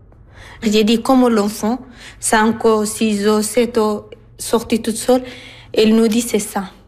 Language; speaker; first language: French; non-native, learner; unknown